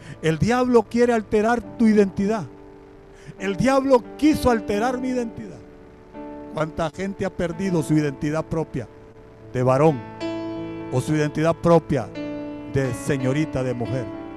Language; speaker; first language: Spanish; native; Spanish